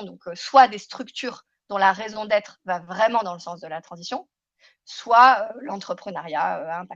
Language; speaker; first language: French; native; French